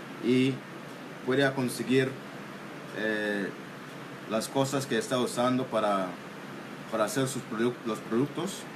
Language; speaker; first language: Spanish; non-native, local second language; English